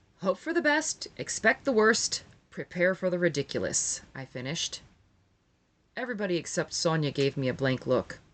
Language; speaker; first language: English; native; English